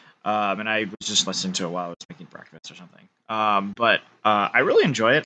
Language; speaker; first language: English; native; English